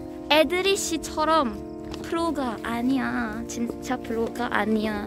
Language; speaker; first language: Korean; non-native, learner; Malay